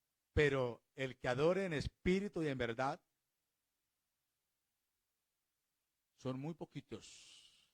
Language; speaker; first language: Spanish; native; Spanish